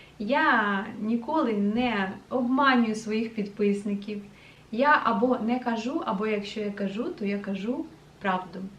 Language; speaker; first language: Ukrainian; non-native, local second language; Russian